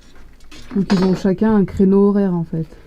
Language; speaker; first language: French; native; French